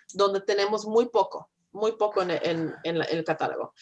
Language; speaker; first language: Spanish; early bilingual, heritage; Spanish